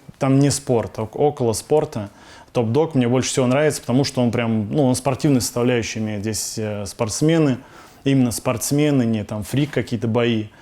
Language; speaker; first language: Russian; native; Russian